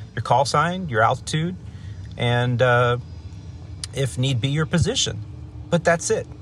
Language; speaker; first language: English; native; English